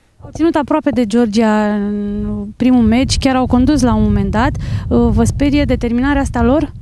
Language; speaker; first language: Romanian; native; Romanian